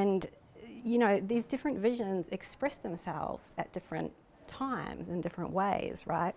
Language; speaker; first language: English; native; English